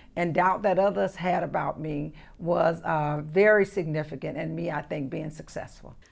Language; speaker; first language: English; native; English